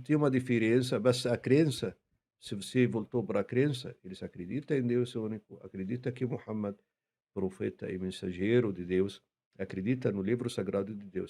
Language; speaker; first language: Portuguese; non-native, fluent; Arabic